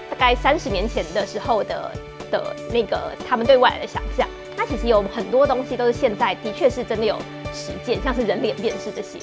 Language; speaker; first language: Chinese; native; Chinese